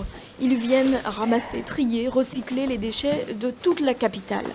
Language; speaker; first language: French; native; French